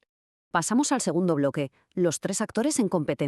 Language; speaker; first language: Spanish; native; Spanish